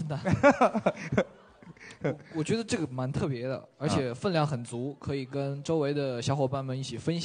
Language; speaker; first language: Chinese; native; Chinese